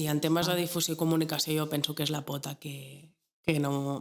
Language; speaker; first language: Catalan; native; Catalan